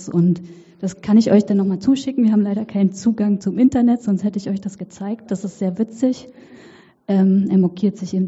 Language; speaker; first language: German; native; German